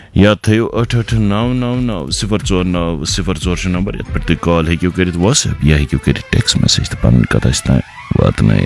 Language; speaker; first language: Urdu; non-native, local second language; Kashmiri